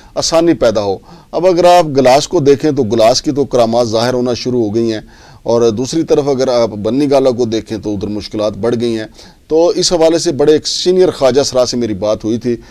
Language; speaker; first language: Urdu; native; Urdu